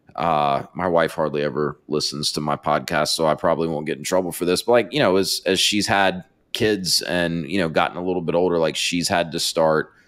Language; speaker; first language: English; native; English